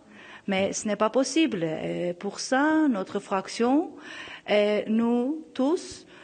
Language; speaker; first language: French; non-native, local second language; Armenian